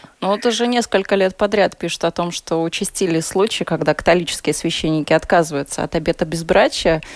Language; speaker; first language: Russian; native; Russian